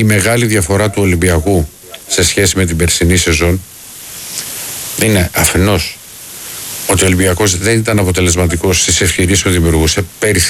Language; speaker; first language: Greek; native; Greek